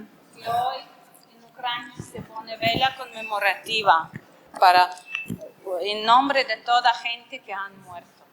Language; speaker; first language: Spanish; non-native, fluent; Ukrainian